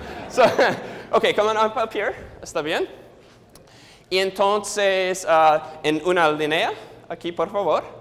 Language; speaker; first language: Spanish; non-native, learner; English